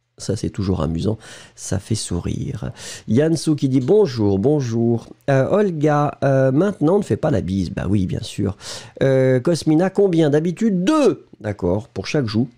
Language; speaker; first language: French; native; French